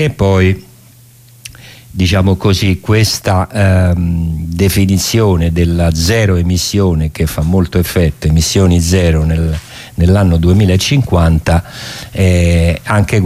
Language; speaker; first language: Italian; native; Italian